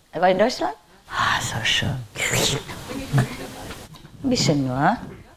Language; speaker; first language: German; non-native, learner; Vietnamese